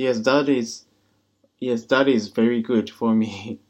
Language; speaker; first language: English; non-native, learner; Japanese